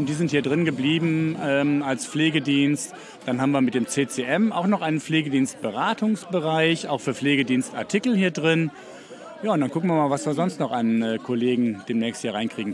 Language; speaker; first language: German; native; German